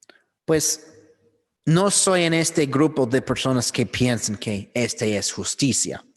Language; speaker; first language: Spanish; non-native, learner; English